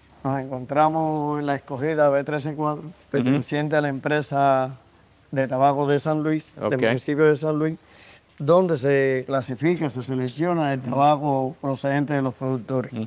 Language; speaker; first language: Spanish; native; Spanish